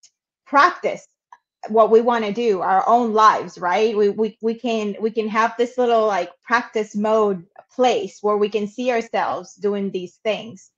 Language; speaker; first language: English; non-native, fluent; Spanish